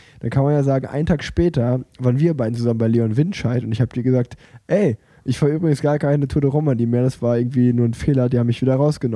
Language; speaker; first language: German; native; German